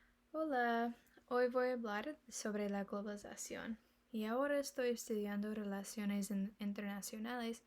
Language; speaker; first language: Spanish; non-native, learner; English